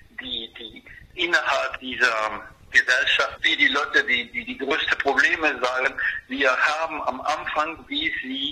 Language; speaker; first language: German; non-native, fluent; Spanish